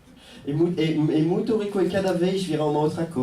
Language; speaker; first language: Portuguese; non-native, fluent; French